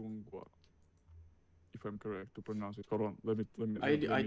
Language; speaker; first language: English; non-native, learner; Russian